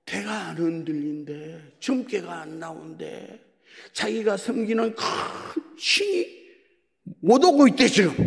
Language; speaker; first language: Korean; native; Korean